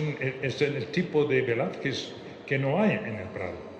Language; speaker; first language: Spanish; non-native, fluent; French